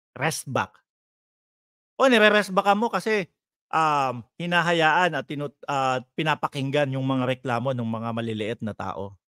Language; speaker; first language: Filipino; native; Filipino